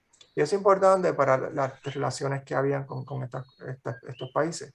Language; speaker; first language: Spanish; native; Spanish